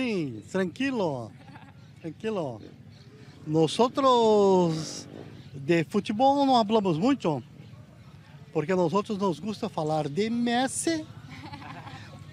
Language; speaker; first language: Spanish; non-native, learner; Portuguese